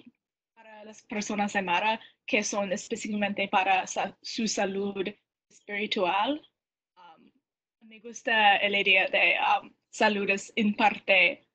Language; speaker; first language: Spanish; non-native, learner; English